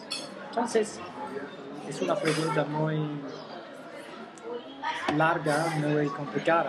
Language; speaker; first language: Spanish; non-native, fluent; English